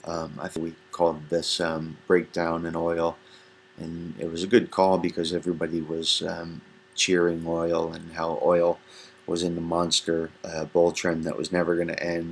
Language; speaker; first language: English; native; English